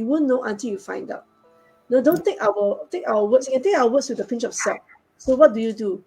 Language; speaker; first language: English; non-native, local second language; Chinese